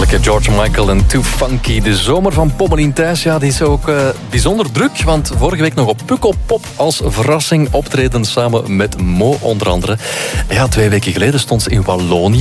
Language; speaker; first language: Dutch; native; Dutch